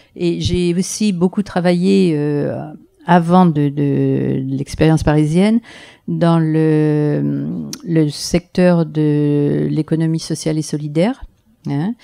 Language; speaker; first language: French; native; French